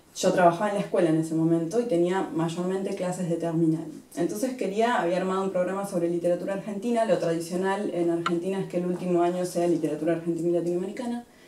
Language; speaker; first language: Spanish; native; Spanish